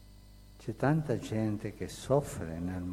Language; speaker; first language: Italian; non-native, fluent; Spanish